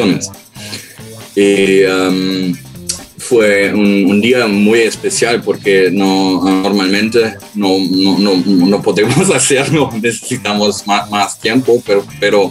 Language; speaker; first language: Spanish; non-native, learner; German